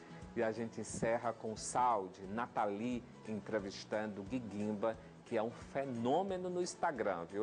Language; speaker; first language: Portuguese; native; Portuguese